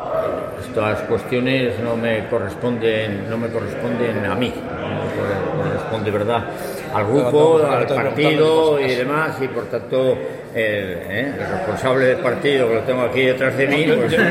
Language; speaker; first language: Spanish; native; Spanish